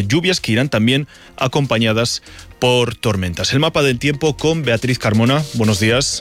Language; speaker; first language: Spanish; native; Spanish